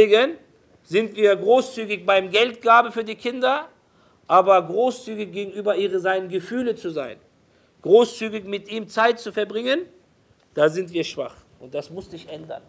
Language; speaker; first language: German; non-native, fluent; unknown